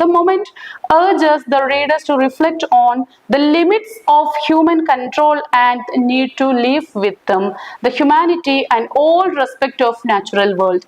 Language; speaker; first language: English; non-native, local second language; Malayalam